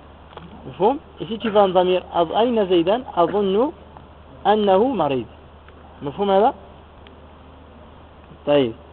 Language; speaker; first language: Arabic; non-native, fluent; French